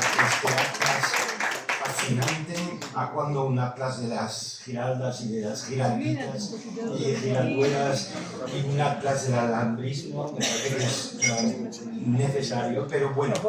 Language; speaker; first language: Spanish; non-native, fluent; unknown